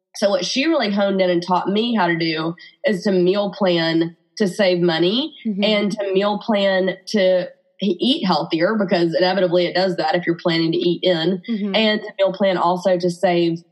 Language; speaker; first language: English; native; English